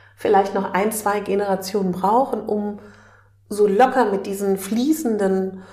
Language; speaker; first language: German; native; German